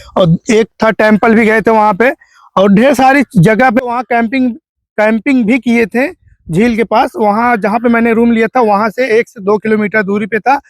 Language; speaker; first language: Hindi; native; Hindi